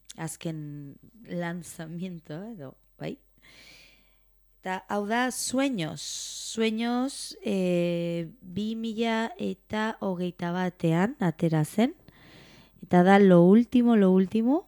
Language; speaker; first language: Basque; non-native, local second language; Spanish